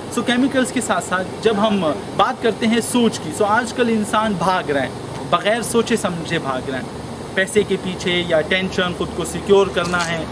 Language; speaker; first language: Urdu; non-native, local second language; Pashto